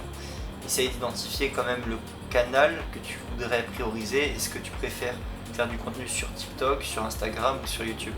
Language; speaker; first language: French; native; French